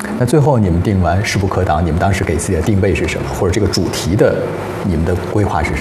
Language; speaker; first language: Chinese; native; Chinese